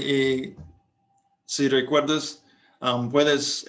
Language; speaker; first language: Spanish; non-native, fluent; English